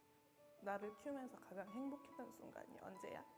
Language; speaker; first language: Korean; native; Korean